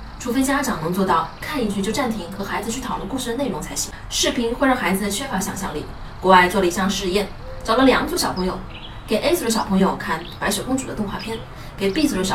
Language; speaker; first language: Chinese; native; Chinese